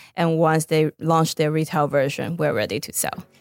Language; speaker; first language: English; non-native, fluent; Chinese